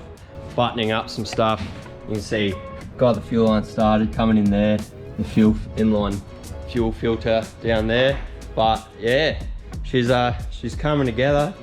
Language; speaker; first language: English; native; English